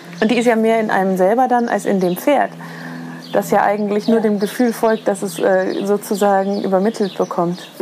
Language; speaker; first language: German; native; German